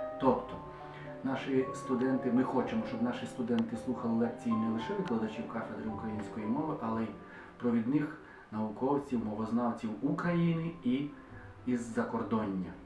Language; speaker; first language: Ukrainian; native; Ukrainian